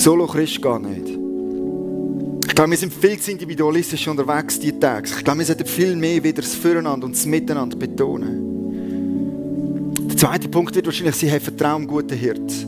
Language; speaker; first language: German; native; German